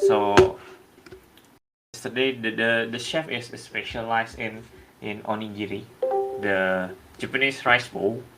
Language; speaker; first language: English; non-native, learner; Indonesian